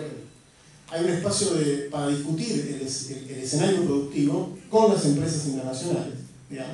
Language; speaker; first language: Spanish; native; Spanish